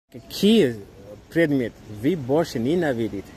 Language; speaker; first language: Russian; non-native, learner; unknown